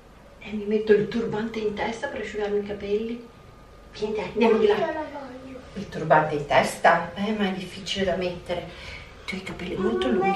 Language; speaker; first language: Italian; native; Italian